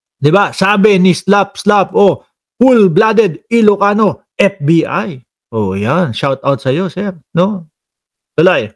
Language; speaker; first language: Filipino; non-native, local second language; Cebuano